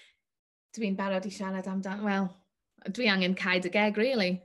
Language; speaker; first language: Welsh; non-native, learner; English